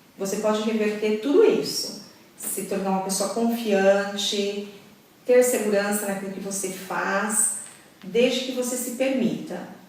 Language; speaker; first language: Portuguese; native; Portuguese